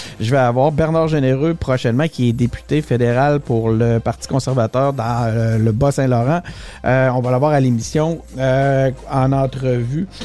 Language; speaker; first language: French; native; French